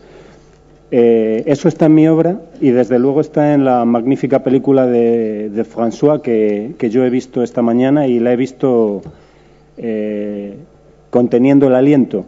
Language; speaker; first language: Spanish; native; Spanish